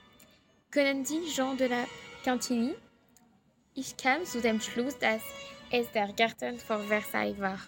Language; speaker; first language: German; non-native, learner; French